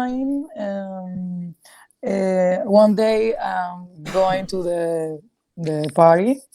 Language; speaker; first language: English; non-native, learner; Spanish